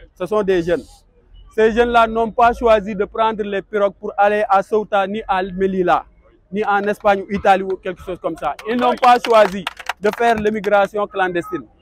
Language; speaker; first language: French; non-native, local second language; Wolof